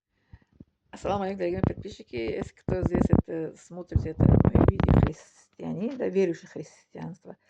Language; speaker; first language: Russian; non-native, learner; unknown